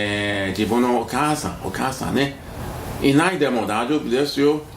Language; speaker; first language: Japanese; non-native, learner; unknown